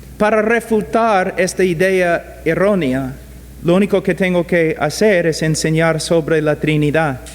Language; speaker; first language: Spanish; non-native, fluent; English